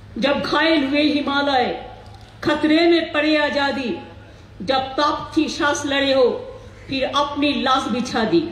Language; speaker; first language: Hindi; non-native, local second language; Bangla